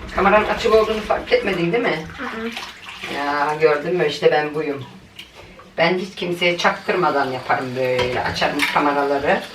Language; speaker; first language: Turkish; native; Turkish